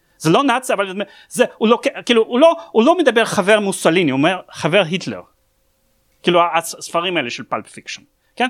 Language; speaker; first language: Hebrew; non-native, fluent; Russian